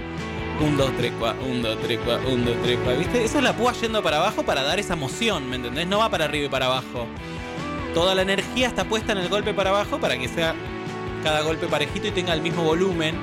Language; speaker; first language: Spanish; native; Spanish